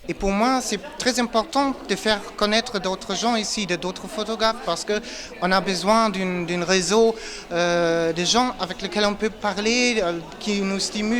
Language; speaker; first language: French; non-native, fluent; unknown